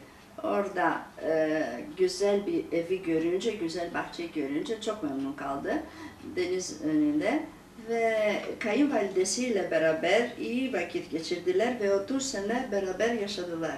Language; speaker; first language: Turkish; non-native, local second language; Greek